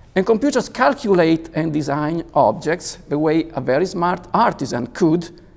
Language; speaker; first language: English; non-native, fluent; Italian